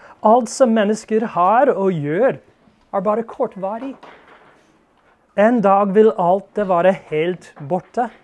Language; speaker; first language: Norwegian; non-native, fluent; English